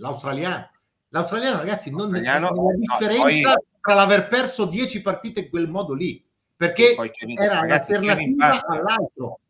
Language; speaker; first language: Italian; native; Italian